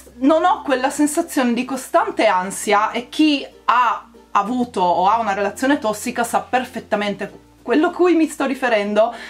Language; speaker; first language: Italian; native; Italian